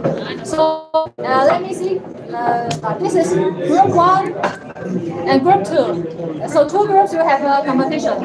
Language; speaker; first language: English; non-native, fluent; Chinese